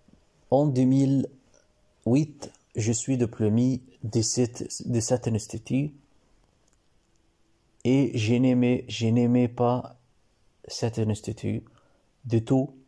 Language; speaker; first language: French; non-native, learner; Arabic